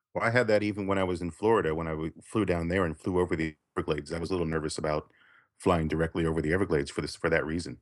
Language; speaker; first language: English; native; English